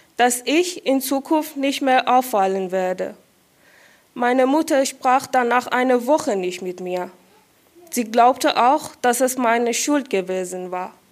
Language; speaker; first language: German; non-native, fluent; Persian